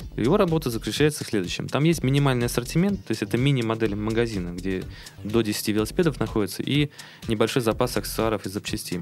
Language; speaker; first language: Russian; native; Russian